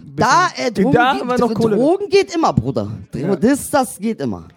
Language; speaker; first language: German; native; German